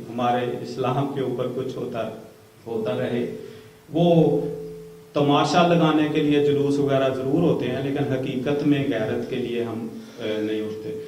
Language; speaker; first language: Urdu; non-native, local second language; Punjabi